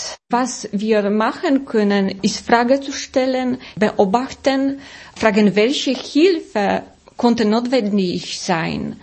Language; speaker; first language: German; non-native, fluent; Polish